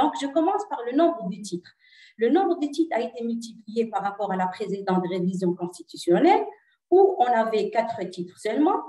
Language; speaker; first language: French; non-native, local second language; Arabic